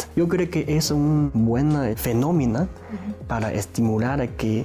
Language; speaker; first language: Spanish; non-native, learner; Chinese